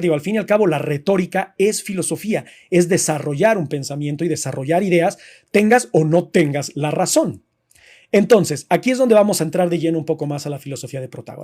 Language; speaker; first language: Spanish; native; Spanish